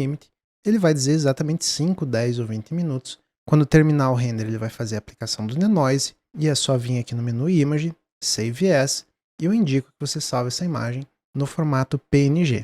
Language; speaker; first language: Portuguese; native; Portuguese